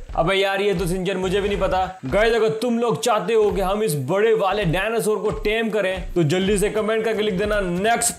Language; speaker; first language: Hindi; native; Hindi